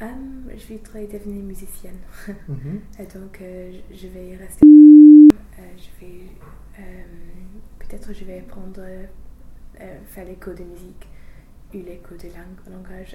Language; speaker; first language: French; non-native, learner; English